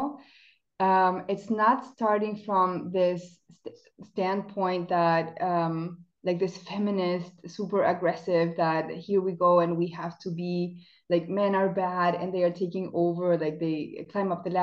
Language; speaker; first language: English; non-native, fluent; Spanish